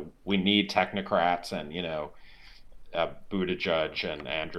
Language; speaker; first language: English; native; English